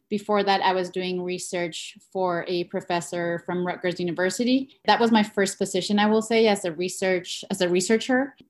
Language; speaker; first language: English; non-native, fluent; Spanish